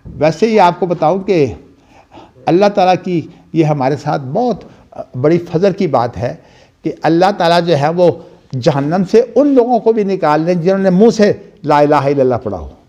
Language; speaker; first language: Urdu; non-native, local second language; Punjabi